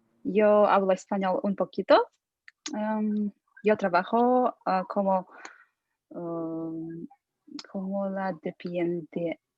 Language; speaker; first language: Spanish; non-native, learner; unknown